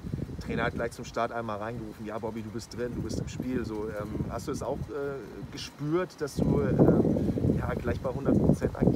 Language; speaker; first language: German; native; German